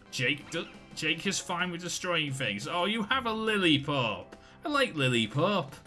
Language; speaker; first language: English; native; English